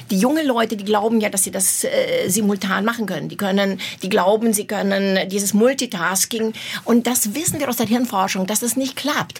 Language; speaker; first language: German; non-native, fluent; Romanian